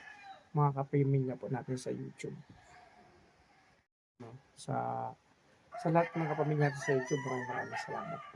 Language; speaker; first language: Filipino; non-native, local second language; Cebuano